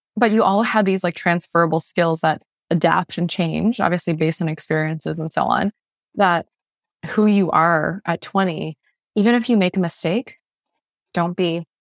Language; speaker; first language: English; non-native, fluent; Chinese